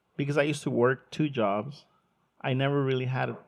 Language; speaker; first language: English; early bilingual, other home language; Spanish